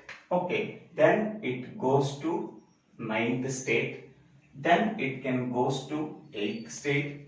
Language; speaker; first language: English; non-native, local second language; Telugu